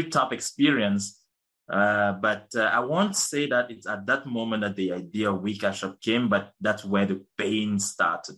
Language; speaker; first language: English; non-native, local second language; French